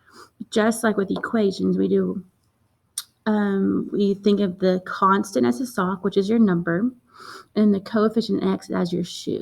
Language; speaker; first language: English; native; English